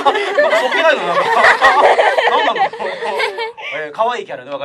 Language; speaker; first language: Japanese; native; Japanese